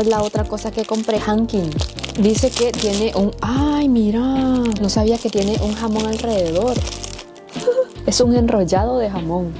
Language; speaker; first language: Spanish; native; Spanish